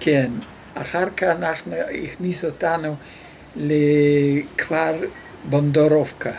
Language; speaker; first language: Hebrew; non-native, fluent; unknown